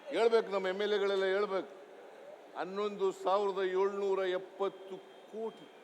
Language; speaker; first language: Kannada; native; Kannada